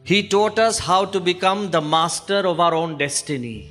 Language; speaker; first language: English; non-native, local second language; Gujarati